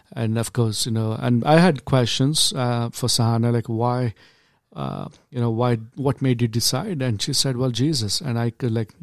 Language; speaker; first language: English; non-native, local second language; Kannada